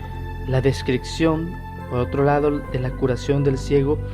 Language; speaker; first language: Spanish; native; Spanish